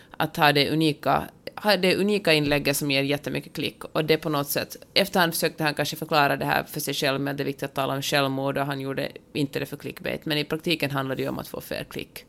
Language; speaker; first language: Swedish; native; Swedish